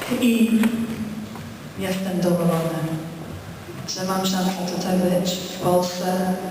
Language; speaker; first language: Polish; early bilingual, heritage; English